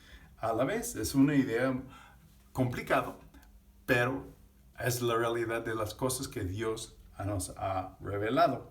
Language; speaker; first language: Spanish; non-native, fluent; English